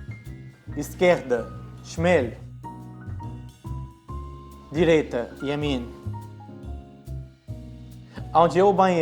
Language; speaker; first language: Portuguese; non-native, fluent; Arabic